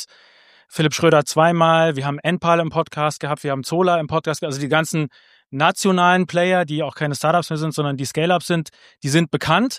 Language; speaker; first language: German; native; German